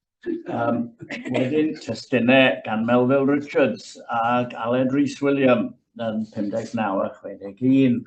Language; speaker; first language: Welsh; native; Welsh